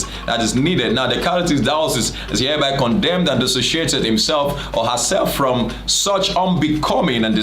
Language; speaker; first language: English; non-native, local second language; Yoruba